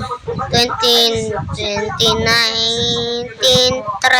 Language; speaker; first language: English; non-native, learner; Filipino